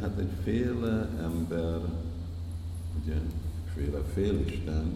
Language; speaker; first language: Hungarian; early bilingual, heritage; Hungarian